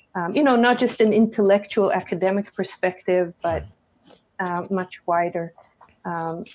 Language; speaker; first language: English; early bilingual, other home language; Hebrew